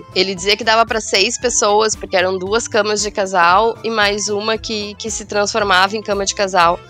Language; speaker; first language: Portuguese; native; Portuguese